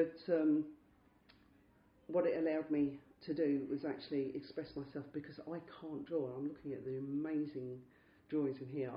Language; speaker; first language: English; native; English